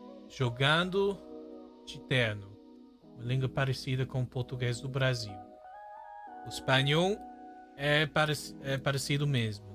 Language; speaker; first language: Portuguese; non-native, fluent; English